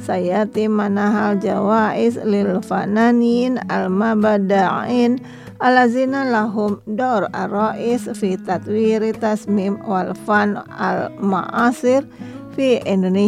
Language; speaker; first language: Arabic; non-native, fluent; Indonesian